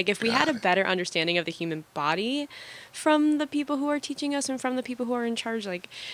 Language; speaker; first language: English; native; English